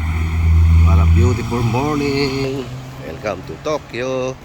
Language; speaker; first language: English; non-native, local second language; Filipino